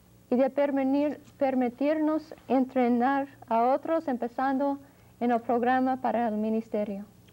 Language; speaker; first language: Spanish; non-native, fluent; English